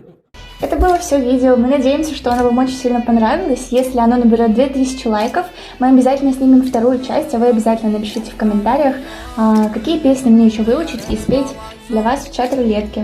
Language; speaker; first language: Russian; native; Russian